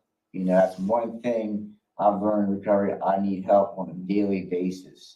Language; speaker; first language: English; native; English